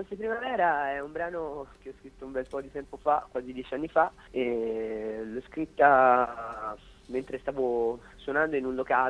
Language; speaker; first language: Italian; native; Italian